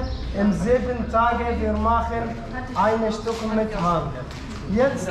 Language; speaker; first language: German; non-native, learner; Arabic